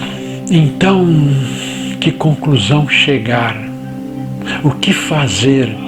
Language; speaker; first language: Portuguese; native; Portuguese